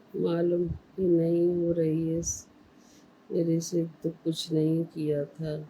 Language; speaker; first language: Hindi; non-native, local second language; Bangla